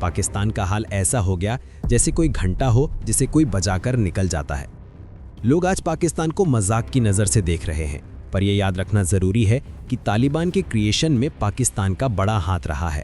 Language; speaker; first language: Hindi; native; Hindi